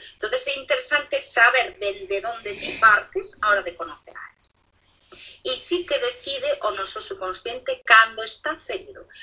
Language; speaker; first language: Galician; non-native, local second language; Spanish